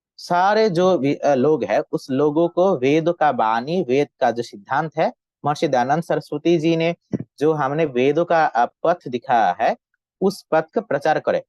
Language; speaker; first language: Hindi; non-native, fluent; Bangla